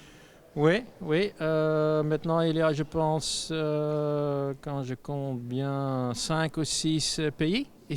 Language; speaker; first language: French; non-native, learner; Dutch